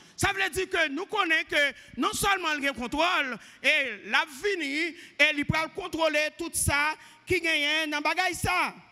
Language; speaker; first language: French; non-native, local second language; Haitian Creole